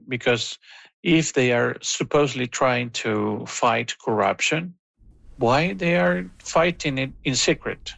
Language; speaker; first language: English; non-native, fluent; Spanish